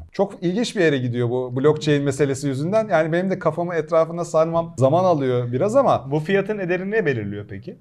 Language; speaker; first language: Turkish; native; Turkish